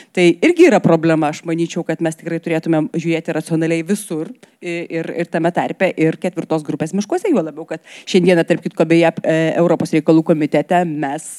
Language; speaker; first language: Lithuanian; native; Lithuanian